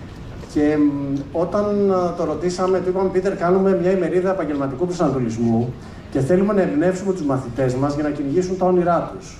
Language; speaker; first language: Greek; native; Greek